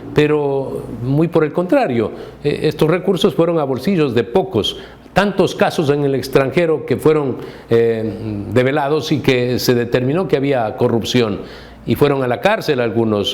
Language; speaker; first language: Spanish; native; Spanish